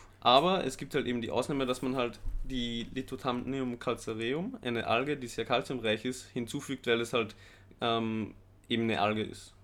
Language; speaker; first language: German; native; German